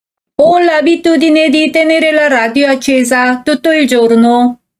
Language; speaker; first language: Italian; non-native, fluent; Korean